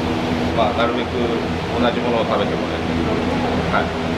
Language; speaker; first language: Japanese; native; Japanese